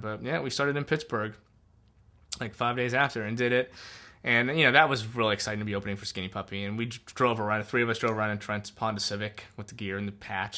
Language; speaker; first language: English; native; English